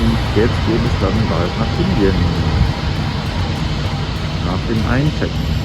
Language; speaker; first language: German; native; German